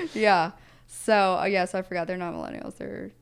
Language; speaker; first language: English; native; English